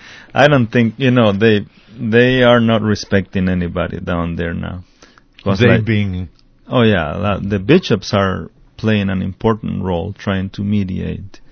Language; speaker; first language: English; non-native, fluent; Spanish